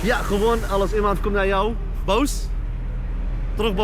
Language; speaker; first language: Dutch; non-native, learner; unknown